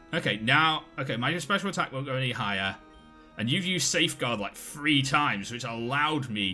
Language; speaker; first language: English; native; English